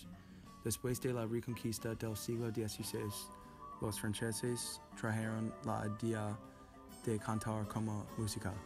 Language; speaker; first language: Spanish; non-native, learner; English